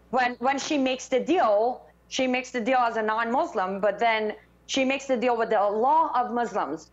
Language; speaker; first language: English; non-native, fluent; Persian